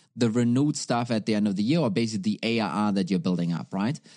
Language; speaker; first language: English; non-native, fluent; German